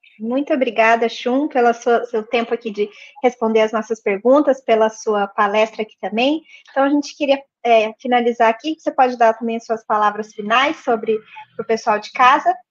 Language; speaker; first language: Portuguese; native; Portuguese